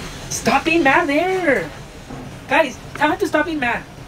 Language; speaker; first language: English; early bilingual, other home language; Spanish